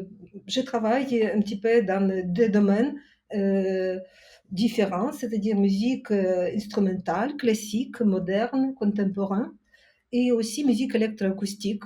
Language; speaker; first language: French; non-native, fluent; Ukrainian